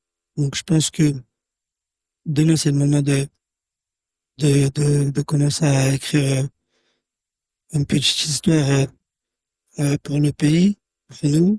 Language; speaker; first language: French; native; French